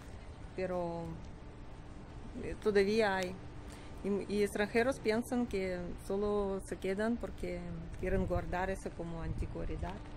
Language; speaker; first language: Spanish; non-native, learner; Russian